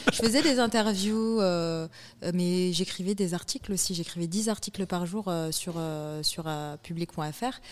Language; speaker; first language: French; early bilingual, other home language; Arabic